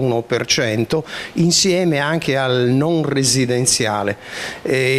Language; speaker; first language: Italian; native; Italian